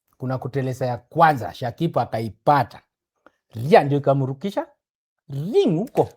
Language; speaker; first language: Swahili; native; Swahili